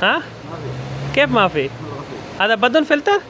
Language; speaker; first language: Arabic; non-native, learner; Sindhi